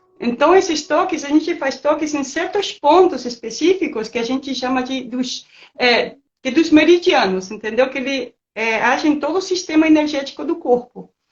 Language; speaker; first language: Portuguese; non-native, fluent; Spanish